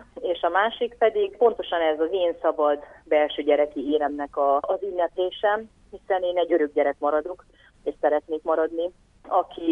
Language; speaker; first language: Hungarian; native; Hungarian